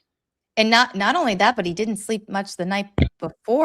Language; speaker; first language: English; native; English